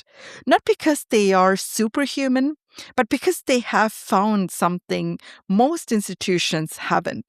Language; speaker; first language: English; non-native, fluent; Tamil